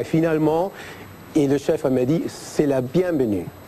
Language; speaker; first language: French; non-native, fluent; Spanish